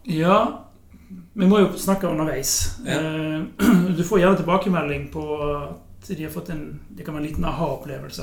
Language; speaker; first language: Norwegian; native; Norwegian